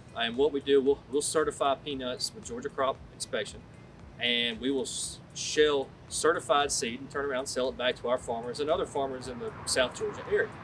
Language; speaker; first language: English; native; English